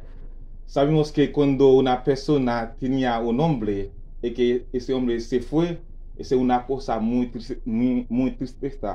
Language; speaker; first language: Spanish; non-native, learner; Haitian Creole